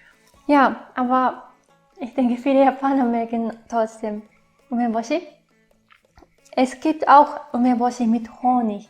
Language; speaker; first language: German; non-native, fluent; Japanese